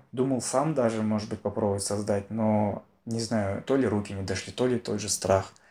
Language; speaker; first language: Russian; native; Russian